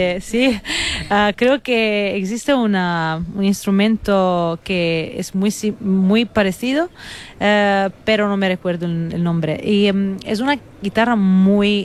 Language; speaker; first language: Spanish; non-native, fluent; Italian